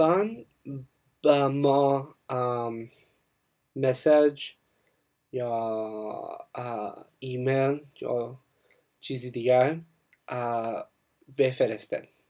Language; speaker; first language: Persian; non-native, learner; English